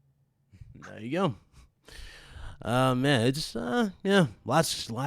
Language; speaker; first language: English; native; English